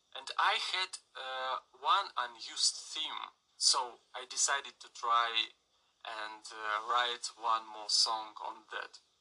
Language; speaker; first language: English; non-native, learner; Russian